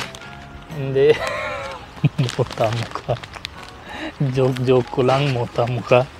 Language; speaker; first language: Filipino; non-native, learner; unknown